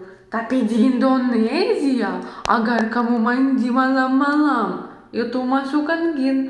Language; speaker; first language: Indonesian; non-native, learner; Russian